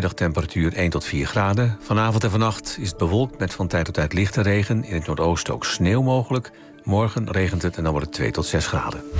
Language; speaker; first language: Dutch; native; Dutch